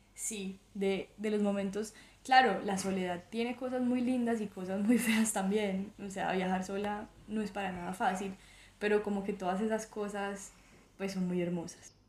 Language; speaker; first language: Spanish; native; Spanish